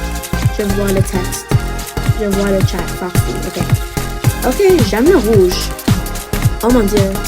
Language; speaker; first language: French; non-native, learner; English